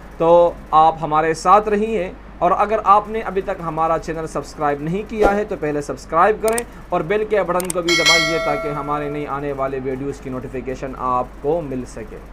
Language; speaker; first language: Urdu; non-native, local second language; Pashto